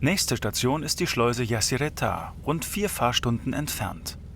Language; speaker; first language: German; native; German